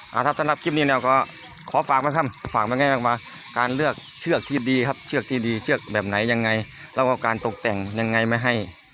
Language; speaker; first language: Thai; native; Thai